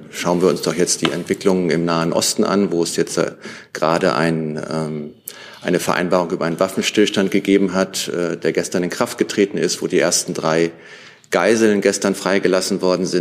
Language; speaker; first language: German; native; German